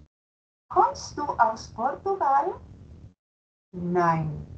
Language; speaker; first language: German; non-native, fluent; Spanish